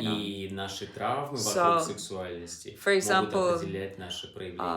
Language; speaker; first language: Russian; native; Russian